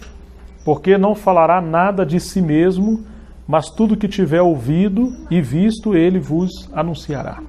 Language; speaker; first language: Portuguese; native; Portuguese